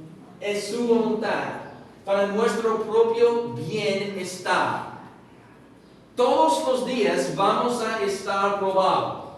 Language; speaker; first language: Spanish; non-native, fluent; English